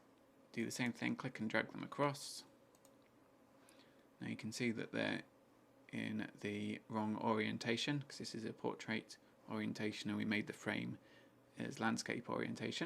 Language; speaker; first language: English; native; English